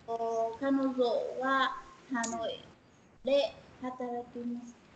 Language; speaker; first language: Japanese; non-native, learner; Vietnamese